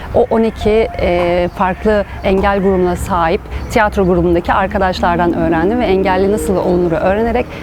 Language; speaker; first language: Turkish; native; Turkish